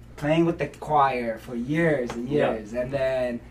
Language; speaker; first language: English; early bilingual, other home language; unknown